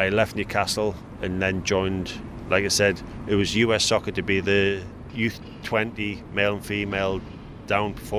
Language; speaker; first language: English; native; English